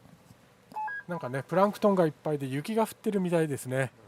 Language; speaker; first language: Japanese; native; Japanese